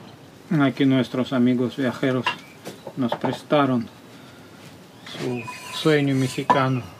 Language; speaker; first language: Spanish; non-native, fluent; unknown